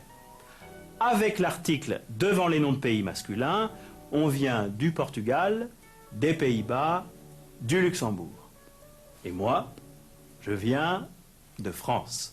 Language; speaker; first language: French; native; French